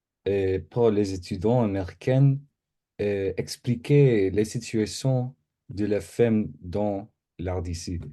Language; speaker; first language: French; non-native, learner; English